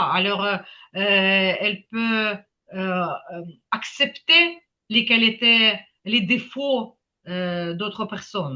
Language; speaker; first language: French; non-native, fluent; Ukrainian